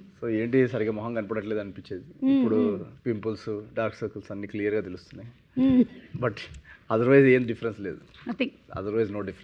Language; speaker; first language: Telugu; native; Telugu